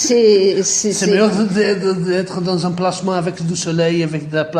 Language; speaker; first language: French; non-native, fluent; Portuguese